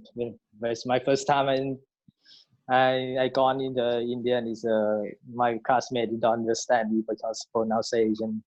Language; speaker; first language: English; non-native, learner; Thai